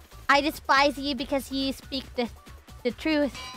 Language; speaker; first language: English; non-native, fluent; Indonesian